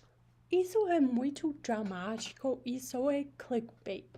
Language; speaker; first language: Portuguese; non-native, learner; English